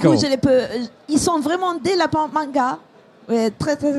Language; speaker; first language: French; non-native, fluent; Italian